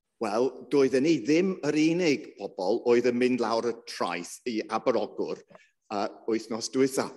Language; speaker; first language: Welsh; non-native, local second language; English